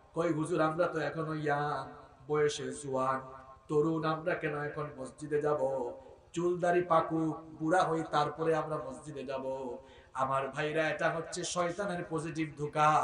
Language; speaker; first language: Bangla; non-native, local second language; Sylheti